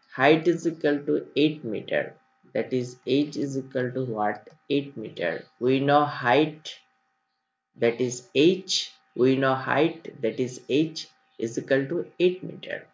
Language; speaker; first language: English; non-native, local second language; Sylheti